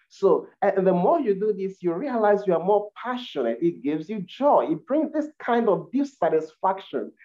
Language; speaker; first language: English; non-native, local second language; Igbo